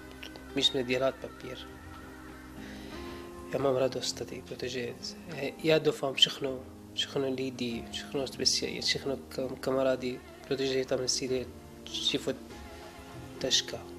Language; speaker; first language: Czech; non-native, learner; Arabic